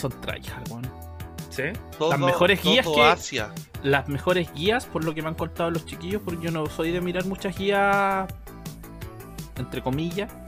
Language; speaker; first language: Spanish; native; Spanish